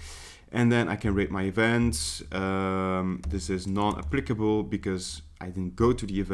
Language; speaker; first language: English; non-native, fluent; Dutch